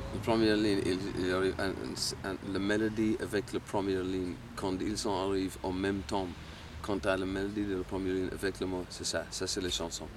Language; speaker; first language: French; non-native, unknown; English